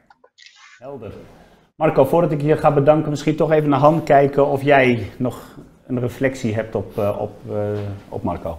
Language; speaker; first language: Dutch; native; Dutch